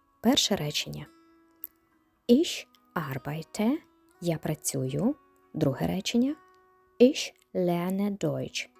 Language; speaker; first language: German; non-native, fluent; Ukrainian